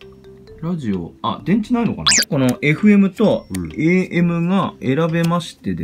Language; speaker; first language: Japanese; native; Japanese